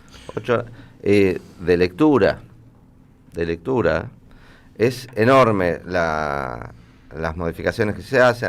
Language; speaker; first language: Spanish; native; Spanish